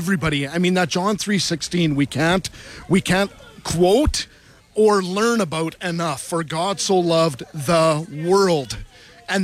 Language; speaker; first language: English; native; English